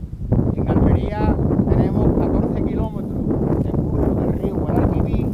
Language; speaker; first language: Spanish; native; Spanish